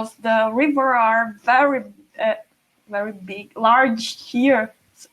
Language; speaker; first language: English; non-native, fluent; Portuguese